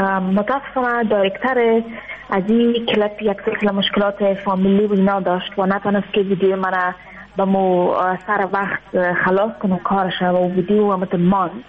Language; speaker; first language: Persian; native; Persian